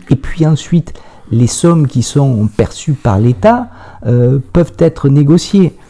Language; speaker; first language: French; native; French